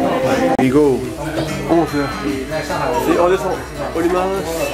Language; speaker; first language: French; native; French